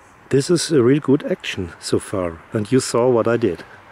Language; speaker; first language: English; non-native, fluent; German